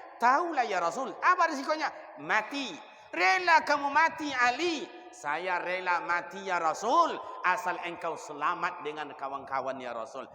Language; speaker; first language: Malay; non-native, local second language; Minangkabau